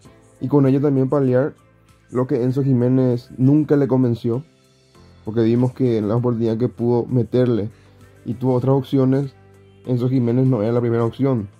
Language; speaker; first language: Spanish; native; Spanish